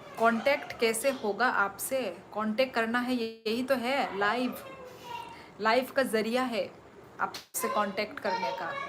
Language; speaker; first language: Hindi; non-native, local second language; Kok Borok